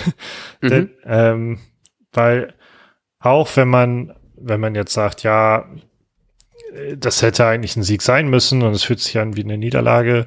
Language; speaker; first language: German; native; German